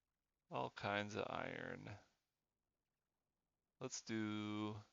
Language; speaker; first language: English; native; English